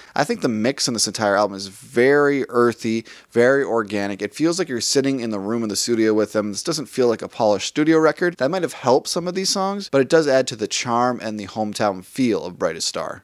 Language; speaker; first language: English; native; English